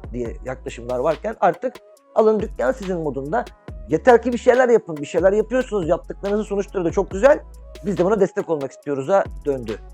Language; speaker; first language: Turkish; native; Turkish